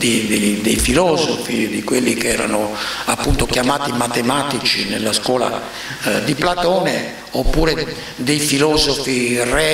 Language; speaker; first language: Italian; native; Italian